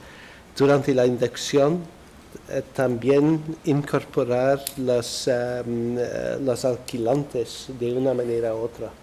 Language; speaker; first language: Spanish; non-native, fluent; Dutch